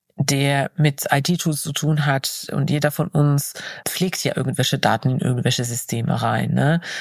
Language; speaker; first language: German; non-native, fluent; Arabic